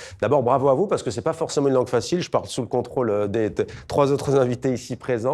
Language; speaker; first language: French; native; French